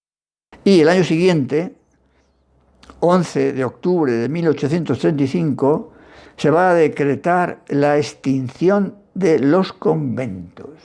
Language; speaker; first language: Spanish; native; Spanish